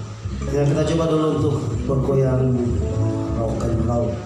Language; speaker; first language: Indonesian; native; Indonesian